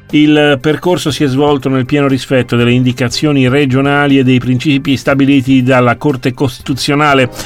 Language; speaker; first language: Italian; native; Italian